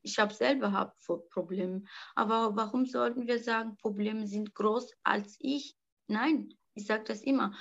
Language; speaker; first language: German; non-native, learner; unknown